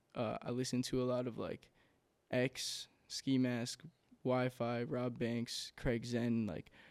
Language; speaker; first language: English; native; English